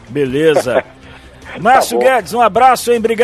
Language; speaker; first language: Portuguese; native; Portuguese